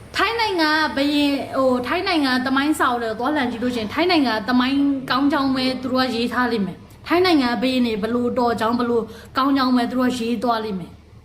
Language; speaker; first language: Burmese; native; Burmese